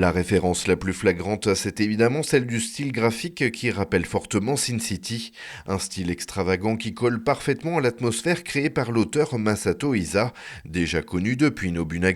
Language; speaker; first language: French; native; French